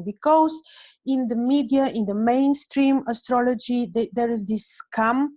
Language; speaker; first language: English; non-native, fluent; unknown